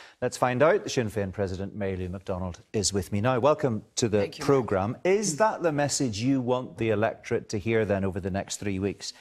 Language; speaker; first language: English; native; English